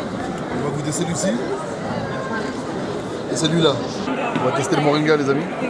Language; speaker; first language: French; native; French